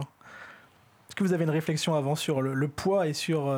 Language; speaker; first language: French; native; French